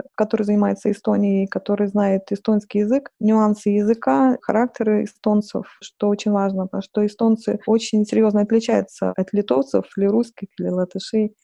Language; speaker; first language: Russian; non-native, fluent; Lithuanian